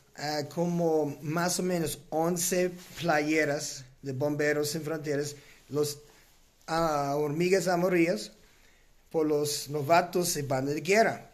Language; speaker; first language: Spanish; non-native, learner; English